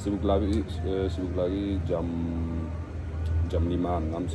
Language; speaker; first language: Indonesian; early bilingual, heritage; Dutch